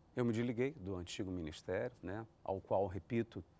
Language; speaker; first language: Portuguese; native; Portuguese